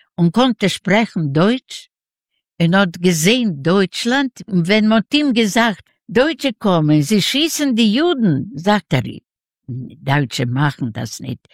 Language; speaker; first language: German; non-native, learner; Yiddish